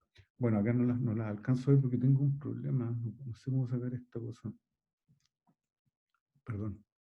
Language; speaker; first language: Spanish; native; Spanish